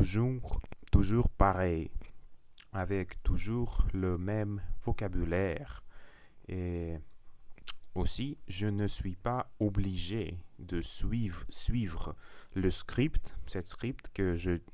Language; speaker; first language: French; non-native, learner; Russian